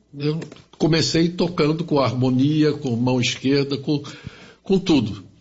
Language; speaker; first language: Portuguese; early bilingual, other home language; German